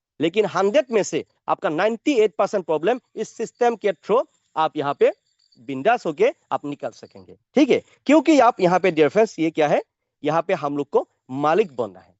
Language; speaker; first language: Hindi; non-native, local second language; Assamese